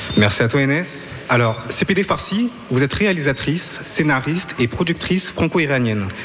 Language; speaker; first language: French; native; French